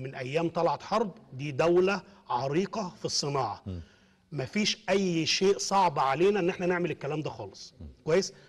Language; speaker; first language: Arabic; native; Arabic